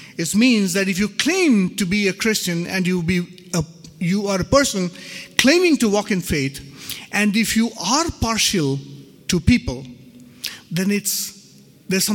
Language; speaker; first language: English; non-native, local second language; Hindi